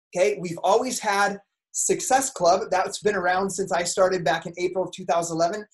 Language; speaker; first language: English; native; English